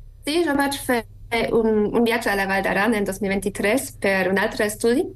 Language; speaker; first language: Catalan; non-native, fluent; German